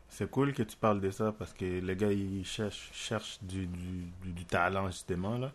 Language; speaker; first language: French; non-native, local second language; Haitian Creole